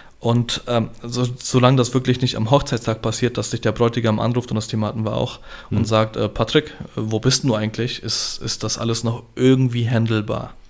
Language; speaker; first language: German; early bilingual, other home language; Polish